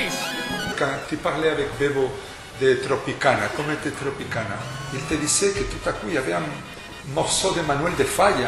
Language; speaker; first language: French; non-native, fluent; Spanish